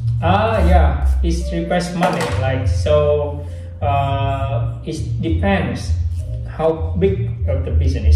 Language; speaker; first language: English; non-native, learner; Vietnamese